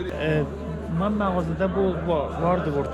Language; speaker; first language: Turkish; non-native, learner; Persian